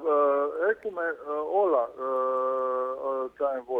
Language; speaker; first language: Greek; non-native, fluent; Serbian